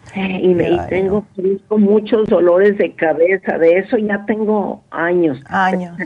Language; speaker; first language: Spanish; native; Spanish